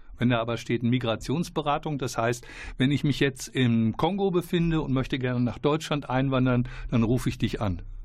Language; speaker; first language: German; native; German